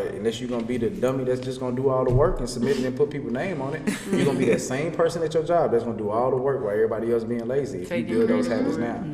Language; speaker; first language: English; native; English